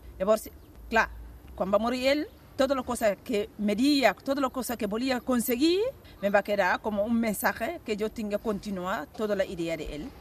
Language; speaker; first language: Catalan; non-native, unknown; Bambara